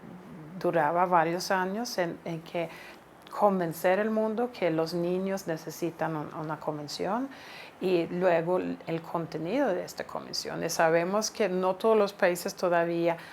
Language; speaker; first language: Spanish; non-native, fluent; Swedish